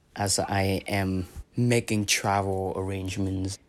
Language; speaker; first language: English; non-native, fluent; Vietnamese